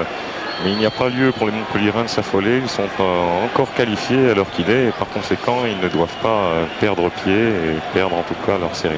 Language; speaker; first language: French; native; French